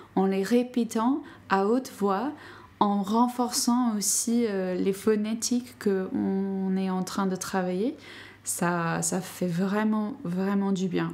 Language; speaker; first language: French; non-native, fluent; English